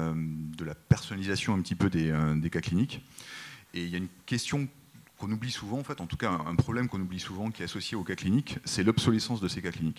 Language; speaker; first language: French; native; French